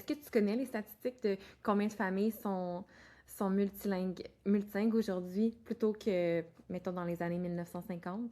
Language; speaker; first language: French; native; French